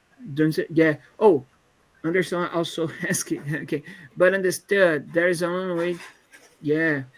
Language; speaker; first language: English; non-native, fluent; Portuguese